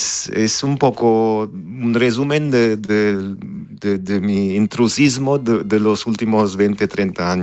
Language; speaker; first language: Spanish; non-native, fluent; Armenian